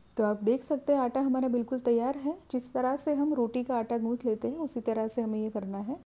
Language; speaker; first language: Hindi; non-native, local second language; Gujarati